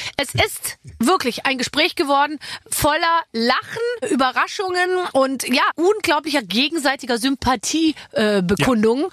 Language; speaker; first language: German; native; German